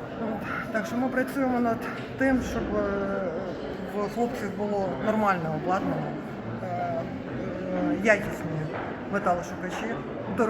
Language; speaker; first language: Ukrainian; native; Ukrainian